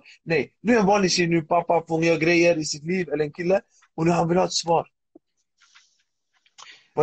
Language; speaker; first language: Swedish; early bilingual, other home language; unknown